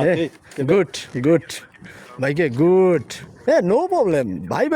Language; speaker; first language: Russian; non-native, learner; Bangla